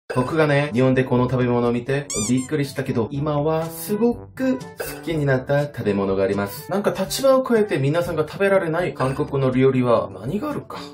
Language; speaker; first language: Japanese; non-native, fluent; Korean